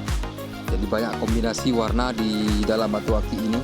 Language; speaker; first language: Indonesian; non-native, local second language; Achinese